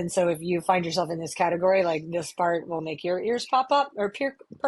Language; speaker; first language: English; native; English